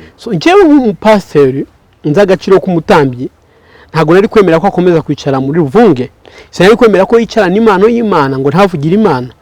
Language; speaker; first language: Kinyarwanda; early bilingual, heritage; Kinyarwanda